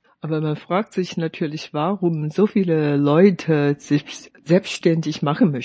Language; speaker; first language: German; non-native, fluent; Chinese